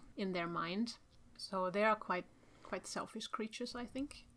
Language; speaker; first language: English; non-native, fluent; Czech